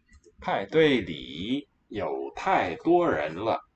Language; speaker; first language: Chinese; non-native, learner; English